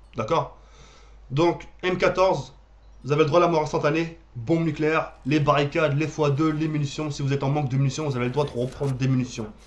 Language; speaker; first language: French; early bilingual, other home language; Arabic